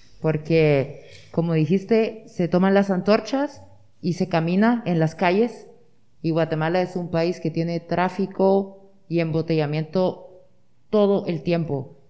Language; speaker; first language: Spanish; native; Spanish